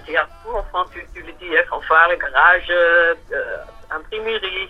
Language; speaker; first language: French; non-native, fluent; Dutch